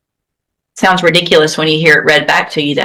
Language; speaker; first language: English; native; English